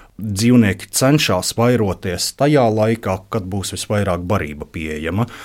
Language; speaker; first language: Latvian; native; Latvian